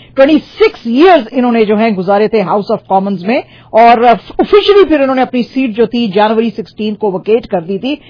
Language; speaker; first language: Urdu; non-native, local second language; Punjabi